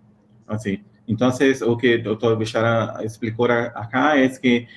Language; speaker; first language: Spanish; non-native, learner; Portuguese